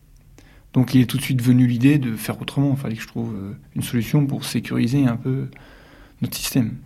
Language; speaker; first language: French; native; French